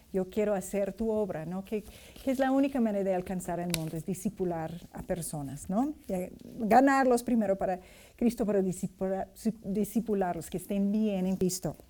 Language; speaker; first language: Spanish; non-native, fluent; English